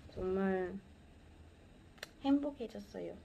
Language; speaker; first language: Korean; non-native, learner; Portuguese